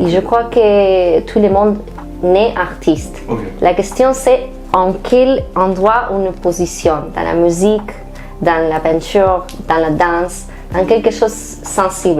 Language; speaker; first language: French; non-native, fluent; Spanish